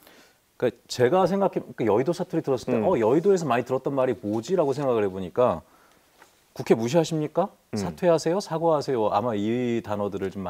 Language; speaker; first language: Korean; native; Korean